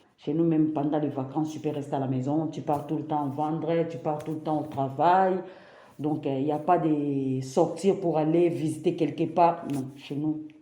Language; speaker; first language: French; non-native, local second language; Lingala